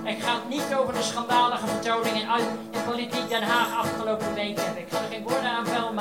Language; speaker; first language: Dutch; native; Dutch